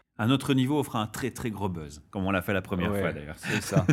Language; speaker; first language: French; native; French